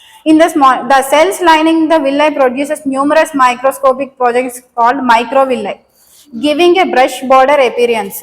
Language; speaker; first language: English; non-native, local second language; Telugu